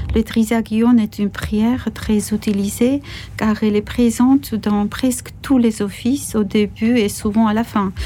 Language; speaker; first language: French; non-native, fluent; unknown